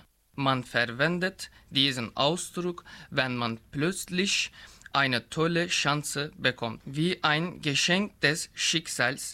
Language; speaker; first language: German; non-native, learner; Turkish